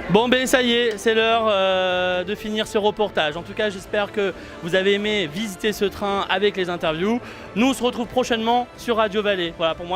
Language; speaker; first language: French; native; French